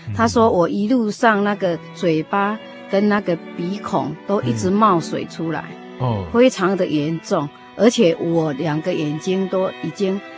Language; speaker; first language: Chinese; native; Chinese